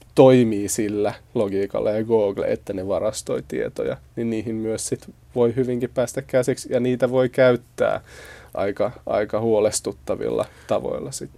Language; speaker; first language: Finnish; native; Finnish